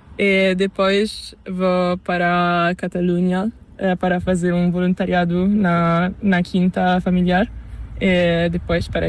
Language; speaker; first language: Spanish; non-native, learner; Portuguese